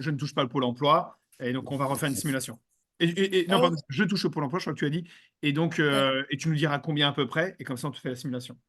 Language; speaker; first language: French; native; French